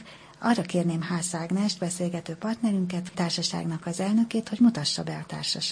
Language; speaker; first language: Hungarian; native; Hungarian